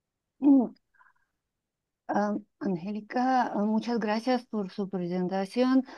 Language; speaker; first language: Spanish; non-native, fluent; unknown